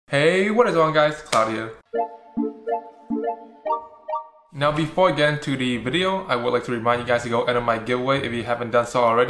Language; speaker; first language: English; native; English